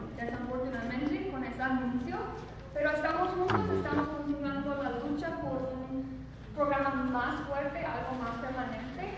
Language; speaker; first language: Spanish; early bilingual, other home language; English